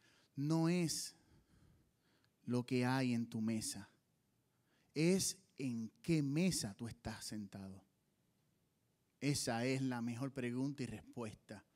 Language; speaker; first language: Spanish; native; Spanish